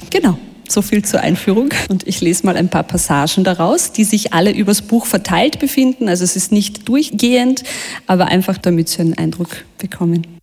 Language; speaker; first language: German; early bilingual, other home language; Bosnian